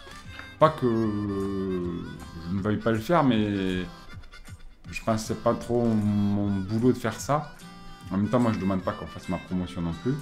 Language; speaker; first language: French; native; French